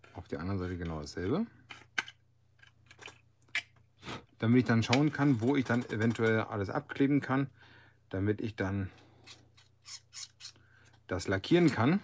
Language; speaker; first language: German; native; German